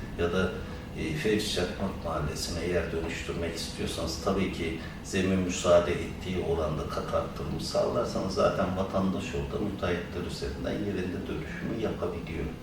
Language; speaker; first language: Turkish; native; Turkish